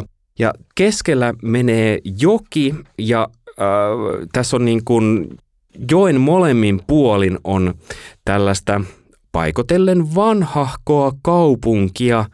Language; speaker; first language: Finnish; native; Finnish